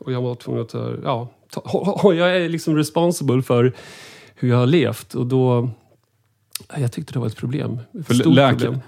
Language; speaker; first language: Swedish; native; Swedish